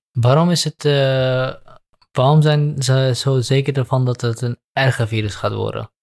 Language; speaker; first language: Dutch; native; Dutch